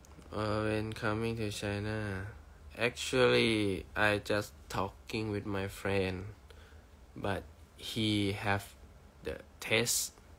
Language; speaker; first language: English; non-native, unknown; Thai